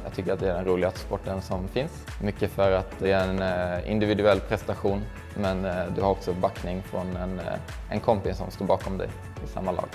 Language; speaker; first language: Swedish; native; Swedish